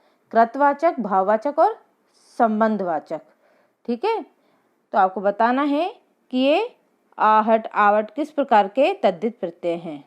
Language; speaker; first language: Hindi; native; Hindi